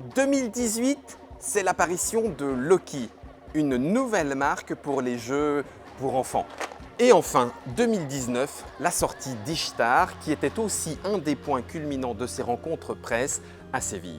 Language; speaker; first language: French; native; French